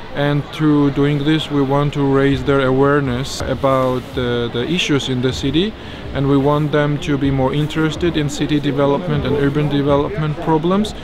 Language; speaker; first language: English; non-native, fluent; Georgian